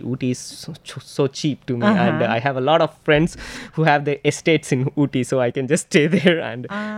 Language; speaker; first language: English; non-native, local second language; Tamil